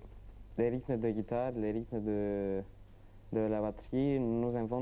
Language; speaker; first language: French; non-native, learner; Arabic